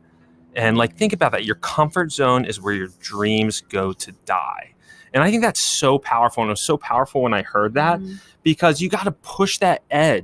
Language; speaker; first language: English; native; English